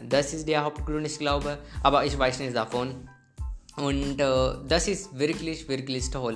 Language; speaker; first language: German; non-native, learner; Hindi